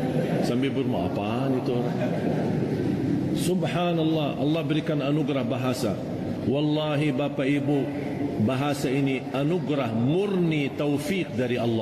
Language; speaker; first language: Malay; non-native, fluent; Arabic